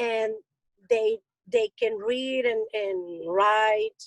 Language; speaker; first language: English; non-native, learner; Spanish